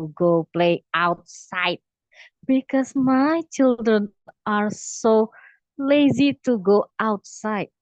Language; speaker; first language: English; non-native, learner; Indonesian